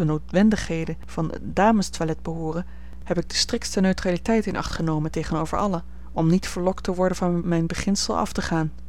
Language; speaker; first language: Dutch; native; Dutch